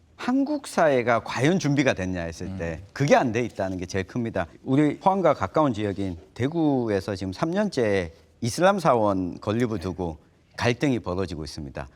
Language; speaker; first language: Korean; native; Korean